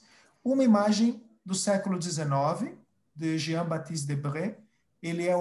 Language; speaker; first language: Portuguese; early bilingual, other home language; Spanish